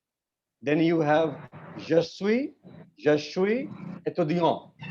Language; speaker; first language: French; non-native, learner; Hindi